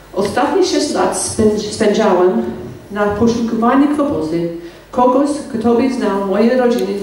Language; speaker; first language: Polish; non-native, learner; English